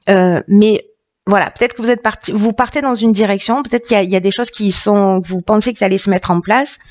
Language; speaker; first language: French; native; French